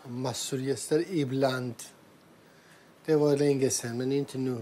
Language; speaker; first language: Swedish; non-native, learner; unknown